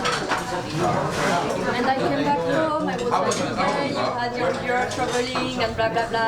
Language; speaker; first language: English; non-native, fluent; French